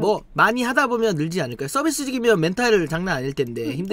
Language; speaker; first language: Korean; native; Korean